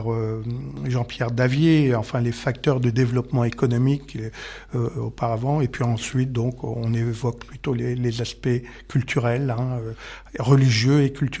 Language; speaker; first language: French; native; French